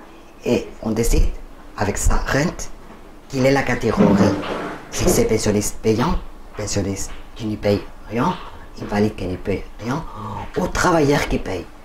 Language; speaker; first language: French; non-native, learner; Spanish